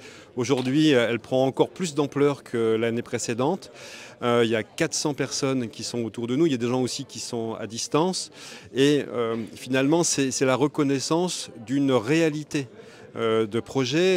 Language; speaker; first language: French; native; French